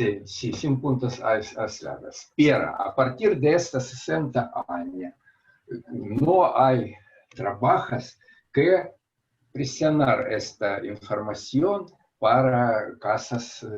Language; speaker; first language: Spanish; non-native, fluent; Russian